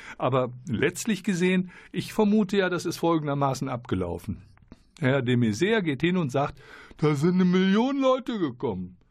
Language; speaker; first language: German; native; German